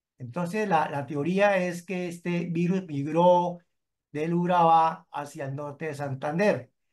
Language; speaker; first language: Spanish; native; Spanish